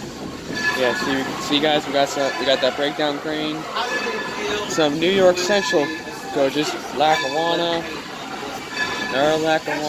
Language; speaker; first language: English; native; English